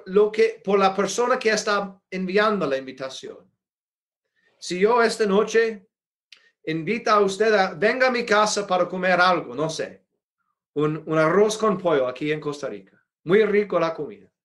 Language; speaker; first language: Spanish; non-native, fluent; English